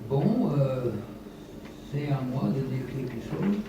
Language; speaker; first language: French; non-native, fluent; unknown